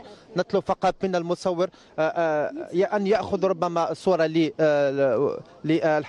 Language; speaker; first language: Arabic; native; Arabic